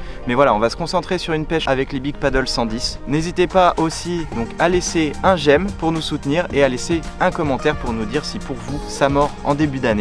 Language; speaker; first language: French; native; French